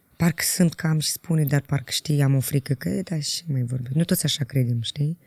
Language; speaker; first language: Romanian; native; Romanian